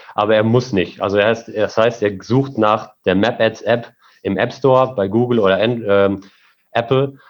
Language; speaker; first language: German; native; German